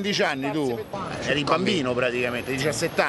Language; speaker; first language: Italian; native; Italian